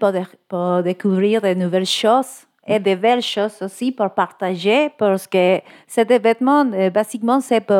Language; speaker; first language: French; non-native, learner; Spanish